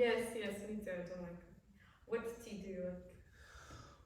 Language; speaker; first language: English; non-native, fluent; Polish